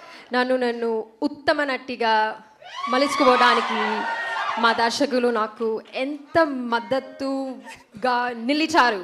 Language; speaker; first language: Telugu; non-native, learner; Malayalam